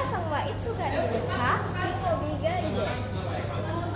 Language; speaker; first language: Japanese; non-native, learner; Indonesian